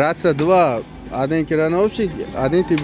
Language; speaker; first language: Russian; non-native, learner; Uzbek